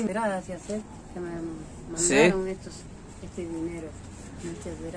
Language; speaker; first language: Spanish; native; Spanish